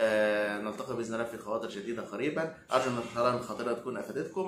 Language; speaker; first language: Arabic; native; Arabic